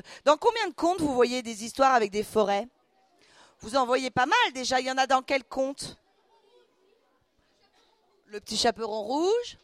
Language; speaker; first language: French; native; French